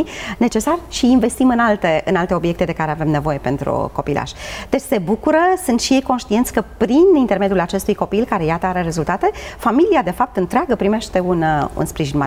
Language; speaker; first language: Romanian; native; Romanian